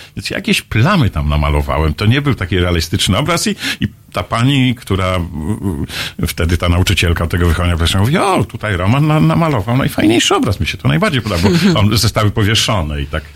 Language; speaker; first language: Polish; native; Polish